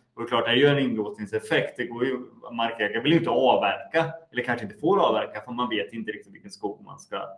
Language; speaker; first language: Swedish; native; Swedish